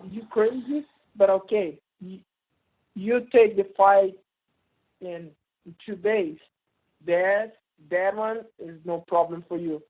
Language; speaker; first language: English; non-native, learner; Portuguese